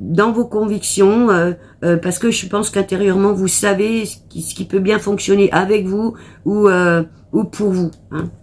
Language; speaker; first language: French; native; French